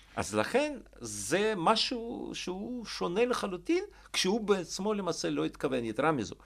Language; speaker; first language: Hebrew; non-native, fluent; Russian